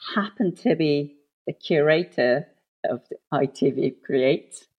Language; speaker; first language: English; non-native, fluent; Japanese